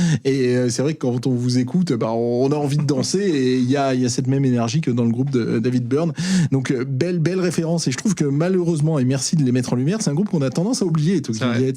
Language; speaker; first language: French; native; French